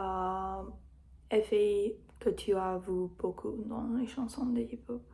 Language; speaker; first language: French; non-native, learner; English